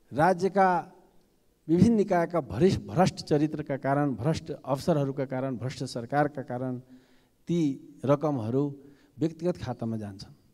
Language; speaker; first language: Nepali; non-native, local second language; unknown